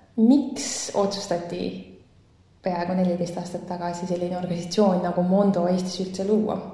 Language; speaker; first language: Estonian; native; Estonian